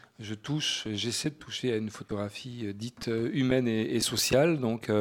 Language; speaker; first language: French; native; French